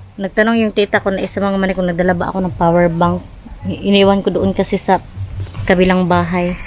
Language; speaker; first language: Filipino; non-native, local second language; Cebuano